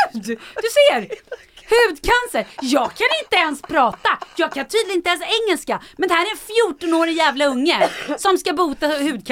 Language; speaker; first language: Swedish; native; Swedish